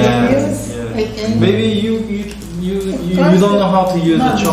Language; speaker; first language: English; non-native, learner; Korean